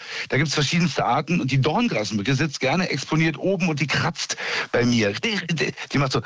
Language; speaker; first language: German; native; German